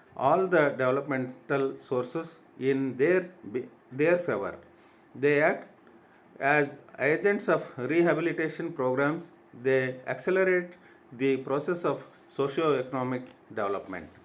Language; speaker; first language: English; non-native, local second language; Kannada